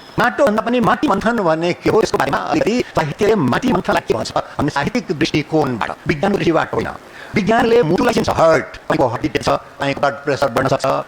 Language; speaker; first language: Nepali; non-native, local second language; Maithili